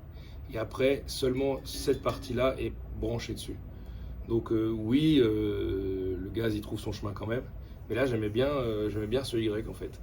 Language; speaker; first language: French; native; French